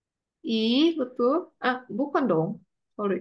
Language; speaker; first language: Indonesian; native; Indonesian